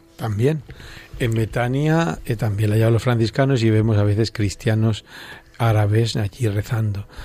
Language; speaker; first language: Spanish; native; Spanish